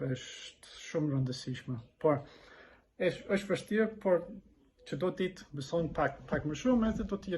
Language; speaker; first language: Albanian; non-native, learner; English